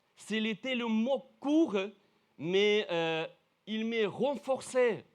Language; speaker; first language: French; non-native, learner; Russian